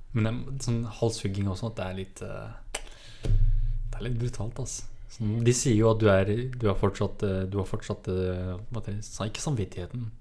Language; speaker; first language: Norwegian; early bilingual, other home language; Kurdish